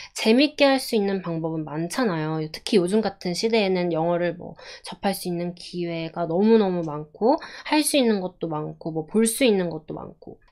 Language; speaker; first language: Korean; native; Korean